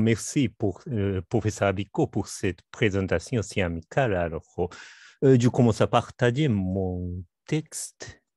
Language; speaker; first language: French; non-native, fluent; Japanese